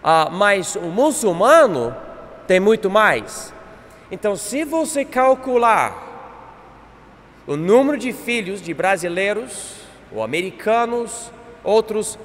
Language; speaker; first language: Portuguese; non-native, fluent; English